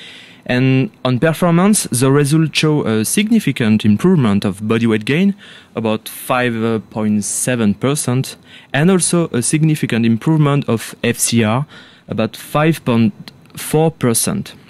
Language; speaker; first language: English; non-native, fluent; French